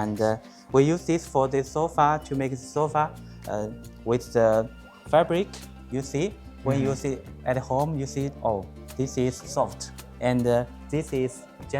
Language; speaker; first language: English; non-native, learner; Chinese